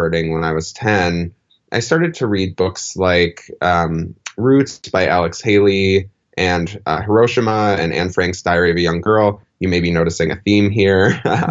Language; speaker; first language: English; native; English